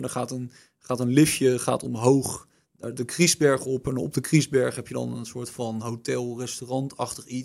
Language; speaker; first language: Dutch; native; Dutch